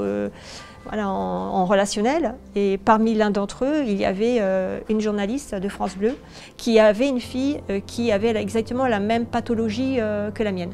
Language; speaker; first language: French; native; French